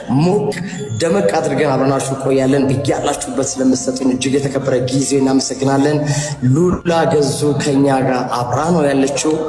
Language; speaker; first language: Amharic; native; Amharic